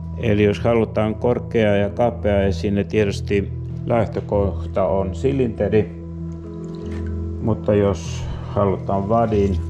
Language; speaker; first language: Finnish; non-native, fluent; Serbian